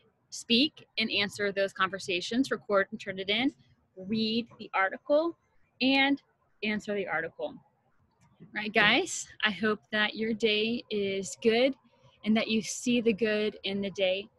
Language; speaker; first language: English; native; English